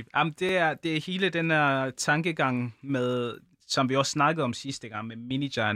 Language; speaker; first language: Danish; early bilingual, other home language; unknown